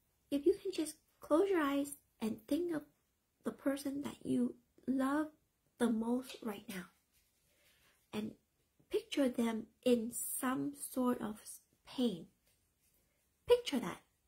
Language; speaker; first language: English; early bilingual, other home language; Vietnamese